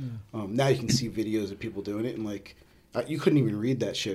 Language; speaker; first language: English; native; English